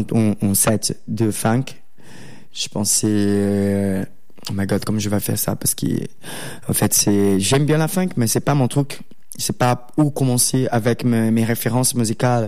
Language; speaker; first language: French; non-native, learner; Portuguese